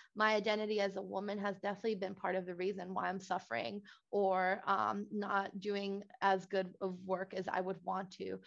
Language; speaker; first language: English; non-native, fluent; Spanish